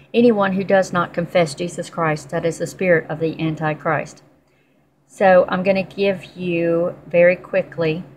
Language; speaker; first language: English; native; English